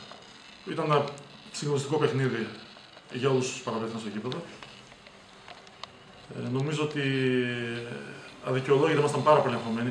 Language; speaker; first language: Greek; native; Greek